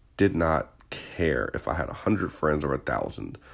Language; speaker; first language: English; native; English